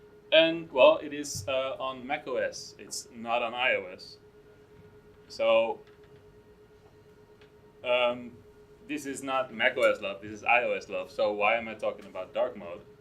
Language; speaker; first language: English; non-native, fluent; Dutch